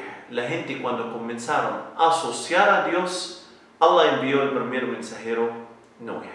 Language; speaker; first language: Spanish; non-native, learner; Arabic